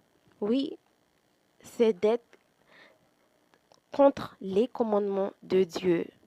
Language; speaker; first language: French; non-native, fluent; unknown